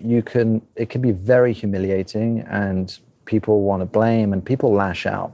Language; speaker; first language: English; native; English